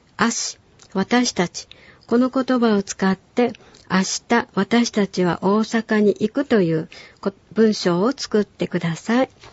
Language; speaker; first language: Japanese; native; Japanese